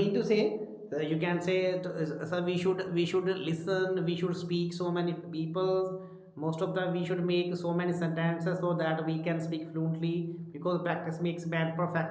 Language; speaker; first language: English; non-native, local second language; Hindi